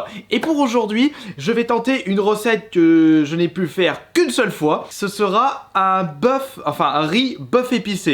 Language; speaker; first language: French; native; French